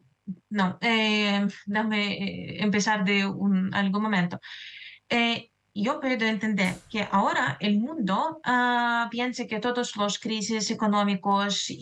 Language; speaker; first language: Spanish; non-native, fluent; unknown